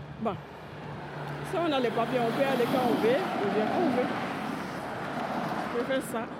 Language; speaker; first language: French; non-native, learner; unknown